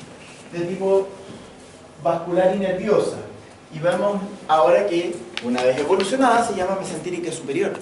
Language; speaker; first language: Spanish; native; Spanish